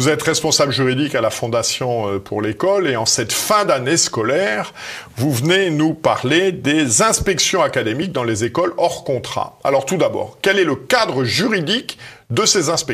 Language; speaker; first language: French; native; French